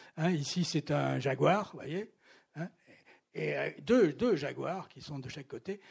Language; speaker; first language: French; native; French